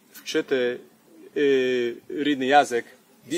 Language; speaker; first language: Ukrainian; early bilingual, heritage; English